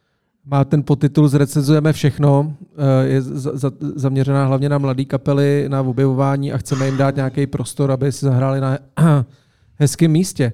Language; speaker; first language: Czech; native; Czech